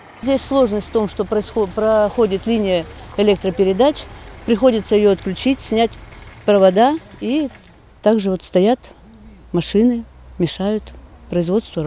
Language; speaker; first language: Russian; native; Russian